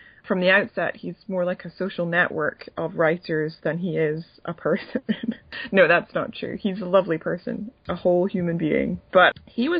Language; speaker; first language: English; native; English